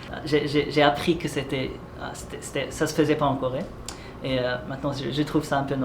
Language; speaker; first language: French; non-native, local second language; Arabic